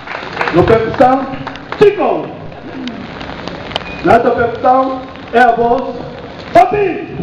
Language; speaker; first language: Portuguese; non-native, learner; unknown